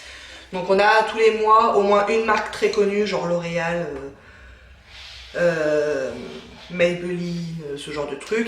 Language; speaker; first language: French; native; French